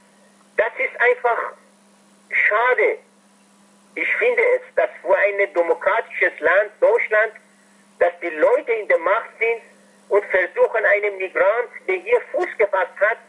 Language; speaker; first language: German; non-native, fluent; Persian